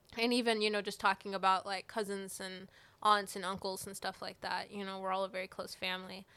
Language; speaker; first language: English; native; English